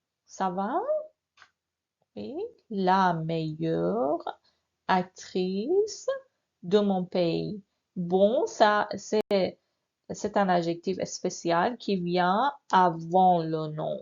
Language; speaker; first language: French; non-native, fluent; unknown